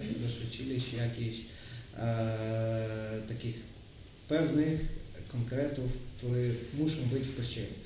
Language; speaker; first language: Polish; non-native, learner; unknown